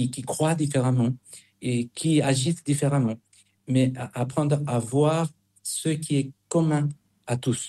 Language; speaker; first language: French; non-native, fluent; Spanish